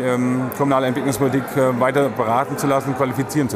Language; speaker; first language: German; native; German